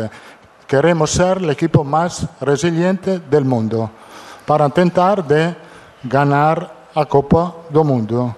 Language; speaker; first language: Portuguese; non-native, fluent; Italian